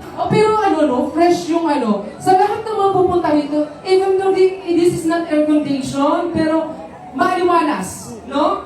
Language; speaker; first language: Filipino; native; Filipino